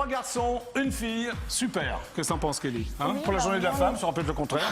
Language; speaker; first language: French; native; French